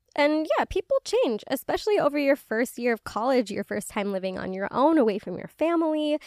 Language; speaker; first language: English; native; English